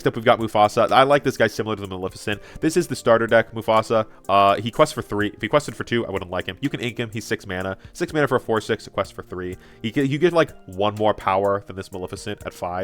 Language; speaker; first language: English; native; English